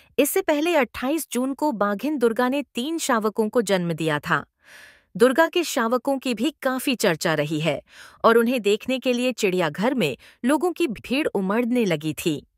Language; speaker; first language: Hindi; native; Hindi